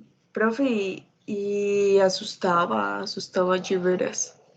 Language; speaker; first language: Portuguese; non-native, learner; Spanish